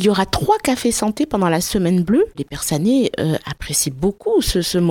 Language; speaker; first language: French; native; French